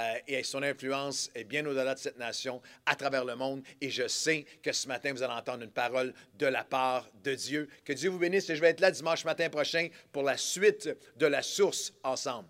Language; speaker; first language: French; native; French